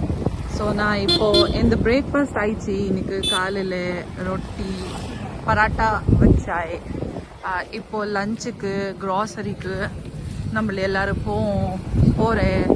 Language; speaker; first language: Tamil; non-native, local second language; Urdu